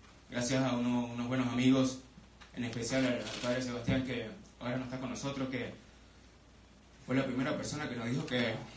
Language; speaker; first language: Spanish; native; Spanish